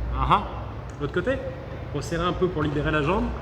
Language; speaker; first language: French; native; French